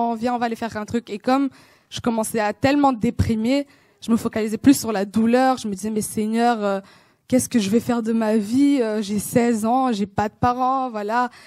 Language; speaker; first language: French; non-native, local second language; Kinyarwanda